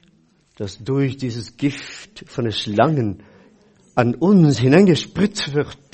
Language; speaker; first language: German; non-native, fluent; Chinese